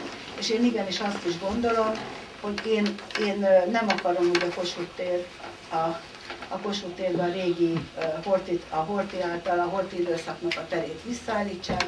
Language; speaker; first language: Hungarian; native; Hungarian